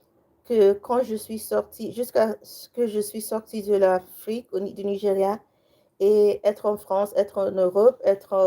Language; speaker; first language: French; non-native, learner; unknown